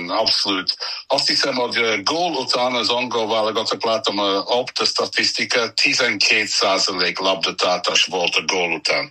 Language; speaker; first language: Hungarian; non-native, fluent; English